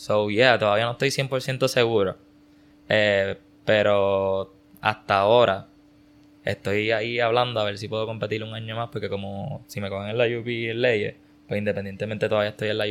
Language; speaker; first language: Spanish; native; Spanish